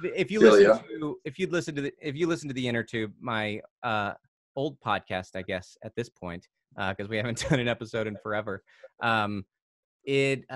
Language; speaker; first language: English; native; English